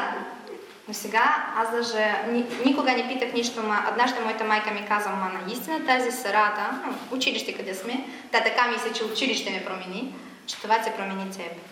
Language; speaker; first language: Bulgarian; non-native, fluent; Russian